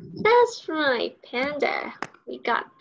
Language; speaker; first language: English; non-native, learner; Vietnamese